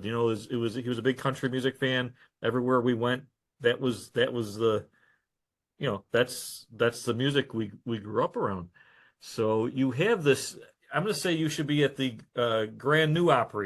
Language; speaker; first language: English; native; English